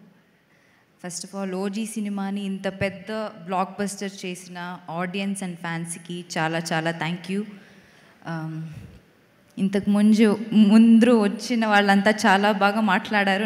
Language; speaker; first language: Telugu; non-native, fluent; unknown